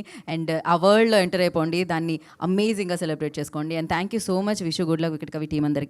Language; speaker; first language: Telugu; native; Telugu